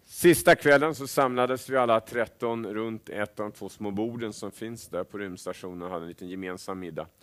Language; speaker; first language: Swedish; native; Swedish